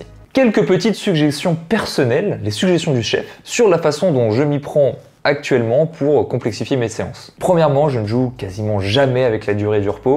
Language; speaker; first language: French; native; French